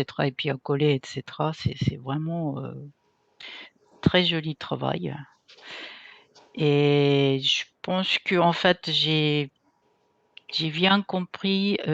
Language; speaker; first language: French; non-native, fluent; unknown